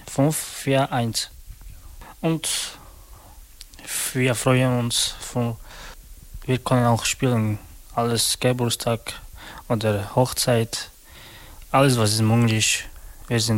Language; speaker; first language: German; non-native, learner; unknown